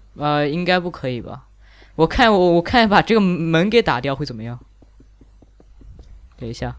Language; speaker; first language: Chinese; native; Chinese